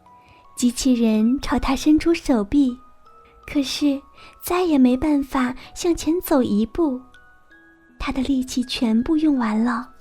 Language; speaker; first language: Chinese; native; Chinese